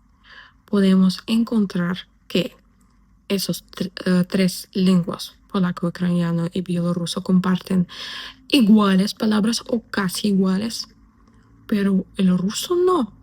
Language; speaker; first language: Spanish; non-native, fluent; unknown